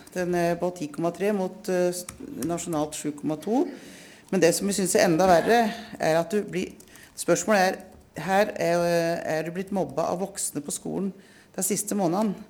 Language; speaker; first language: Norwegian; native; Norwegian